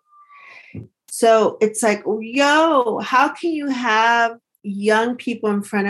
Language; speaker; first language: English; early bilingual, other home language; Spanish